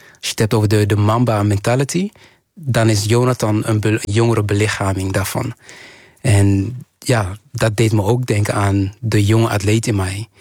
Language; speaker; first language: Dutch; early bilingual, other home language; Kinyarwanda